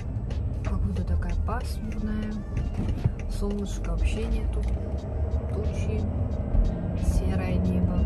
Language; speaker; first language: Russian; native; Russian